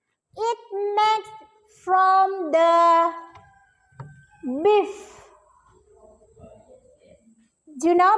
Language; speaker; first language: English; non-native, learner; Indonesian